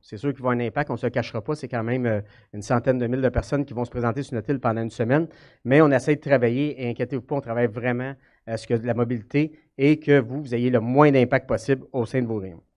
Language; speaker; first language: French; native; French